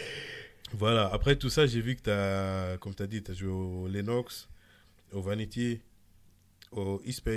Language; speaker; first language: French; native; French